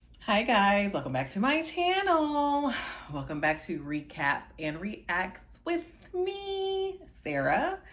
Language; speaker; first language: English; native; English